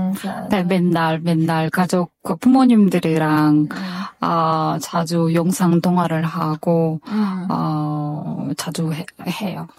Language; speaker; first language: Korean; non-native, fluent; Kyrgyz